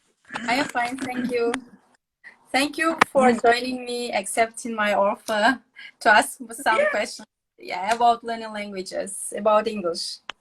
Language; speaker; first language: English; non-native, fluent; Kazakh